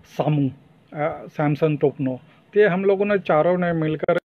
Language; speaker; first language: Hindi; non-native, local second language; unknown